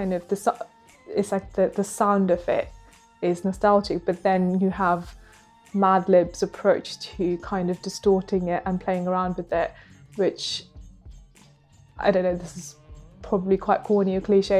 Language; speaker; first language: English; non-native, local second language; Hindi